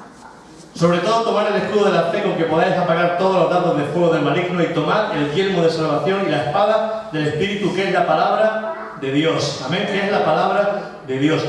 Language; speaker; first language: Spanish; native; Spanish